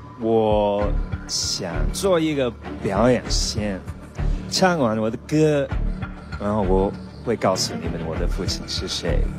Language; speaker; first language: Chinese; non-native, local second language; Cantonese